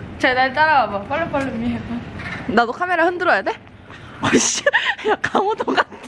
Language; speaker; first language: Korean; native; Korean